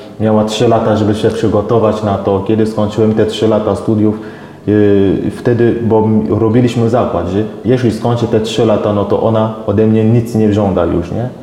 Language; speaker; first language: Polish; non-native, fluent; French